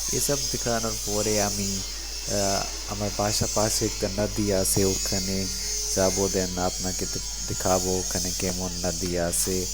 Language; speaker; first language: Bangla; non-native, learner; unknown